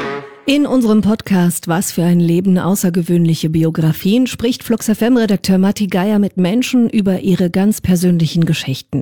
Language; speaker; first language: German; native; German